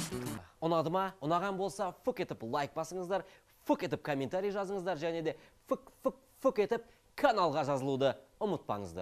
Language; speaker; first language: Kazakh; native; Kazakh